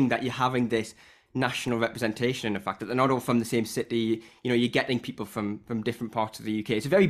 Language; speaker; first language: English; native; English